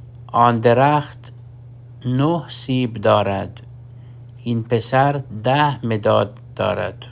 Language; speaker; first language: Persian; non-native, fluent; Urdu